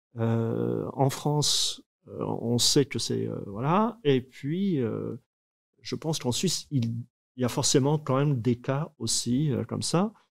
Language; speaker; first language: French; native; French